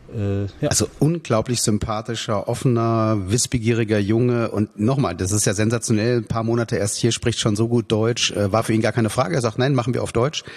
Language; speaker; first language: German; native; German